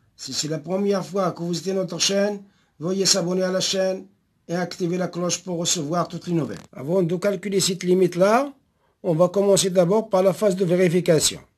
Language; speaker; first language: French; non-native, local second language; Arabic